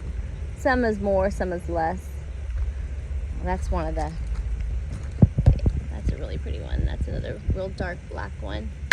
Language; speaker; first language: English; native; English